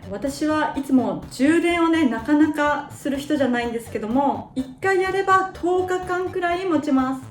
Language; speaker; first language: Japanese; native; Japanese